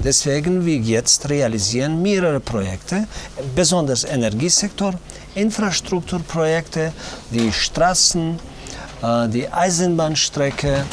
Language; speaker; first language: German; non-native, fluent; Tajik